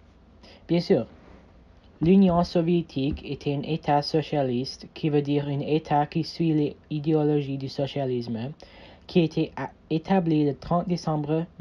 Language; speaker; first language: French; non-native, learner; English